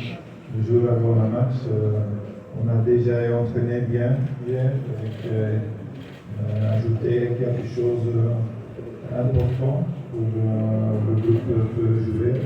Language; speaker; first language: French; non-native, local second language; Dutch